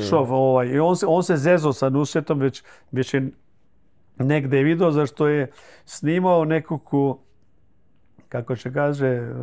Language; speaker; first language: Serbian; early bilingual, heritage; Croatian